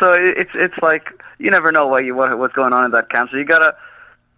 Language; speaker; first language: English; non-native, fluent; Greek